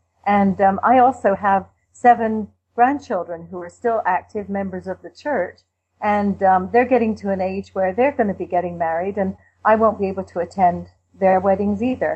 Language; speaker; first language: English; native; English